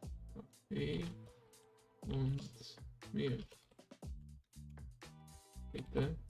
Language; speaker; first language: German; non-native, learner; Hungarian